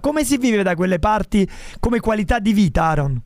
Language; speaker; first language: Italian; native; Italian